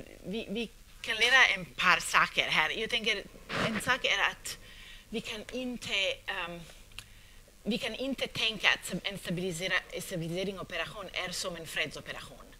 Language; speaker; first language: Swedish; non-native, fluent; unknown